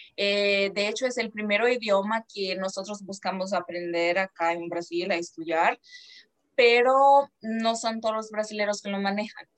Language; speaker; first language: Spanish; non-native, fluent; Portuguese